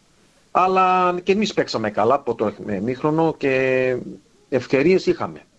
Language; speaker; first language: Greek; early bilingual, heritage; Greek